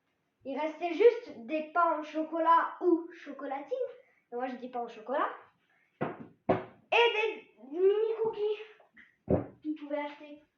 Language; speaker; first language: French; native; French